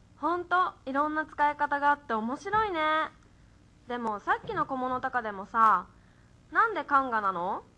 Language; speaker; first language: Japanese; native; Japanese